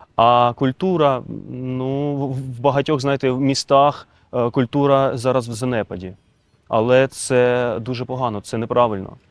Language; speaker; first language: Ukrainian; non-native, local second language; Russian